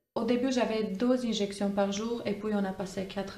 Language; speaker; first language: French; non-native, fluent; Armenian